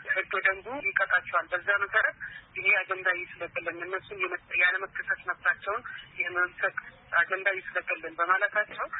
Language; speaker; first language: Amharic; non-native, local second language; Somali